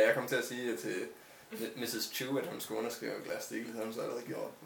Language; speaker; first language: Danish; native; Danish